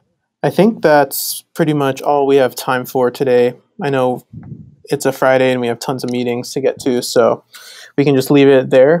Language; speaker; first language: English; native; English